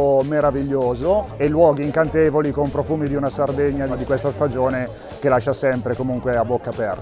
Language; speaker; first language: Italian; native; Italian